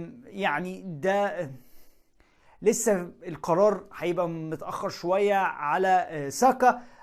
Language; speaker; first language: Arabic; native; Arabic